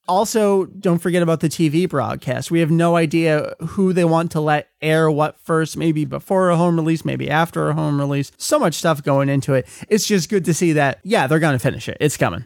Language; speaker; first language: English; native; English